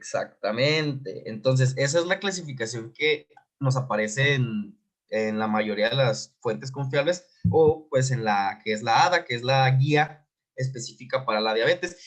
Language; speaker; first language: Spanish; native; Spanish